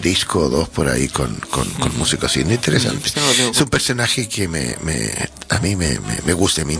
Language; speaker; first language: Spanish; native; Spanish